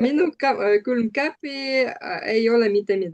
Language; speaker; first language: Estonian; non-native, learner; Russian